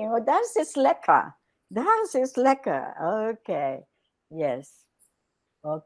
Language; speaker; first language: German; non-native, fluent; Filipino